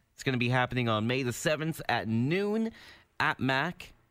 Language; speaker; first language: English; native; English